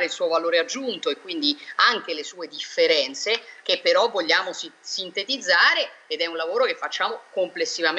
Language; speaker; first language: Italian; native; Italian